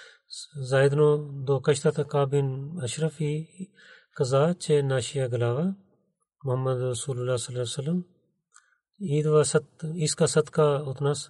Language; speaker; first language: Bulgarian; non-native, learner; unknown